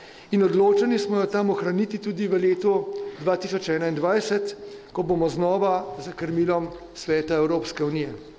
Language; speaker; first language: Slovenian; native; Slovenian